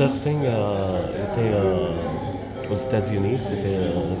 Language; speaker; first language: French; non-native, fluent; Arabic